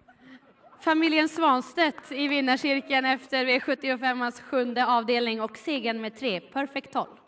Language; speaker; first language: Swedish; native; Swedish